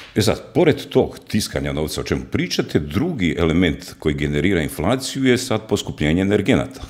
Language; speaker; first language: Croatian; native; Croatian